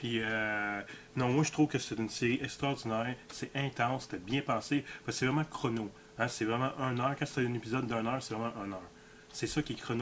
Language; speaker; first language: French; native; French